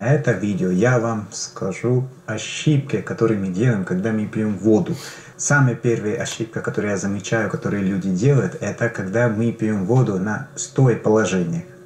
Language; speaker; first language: Russian; non-native, learner; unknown